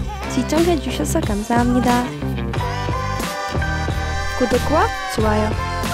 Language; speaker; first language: Korean; non-native, learner; Czech